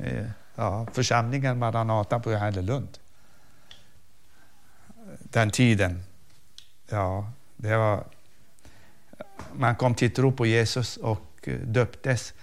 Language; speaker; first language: Swedish; non-native, fluent; Arabic